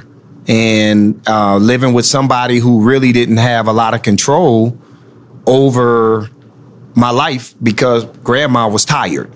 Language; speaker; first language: English; native; English